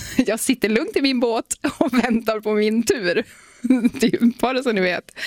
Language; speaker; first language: Swedish; native; Swedish